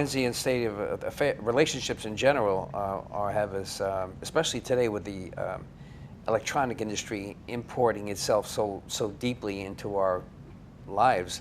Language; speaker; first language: English; native; English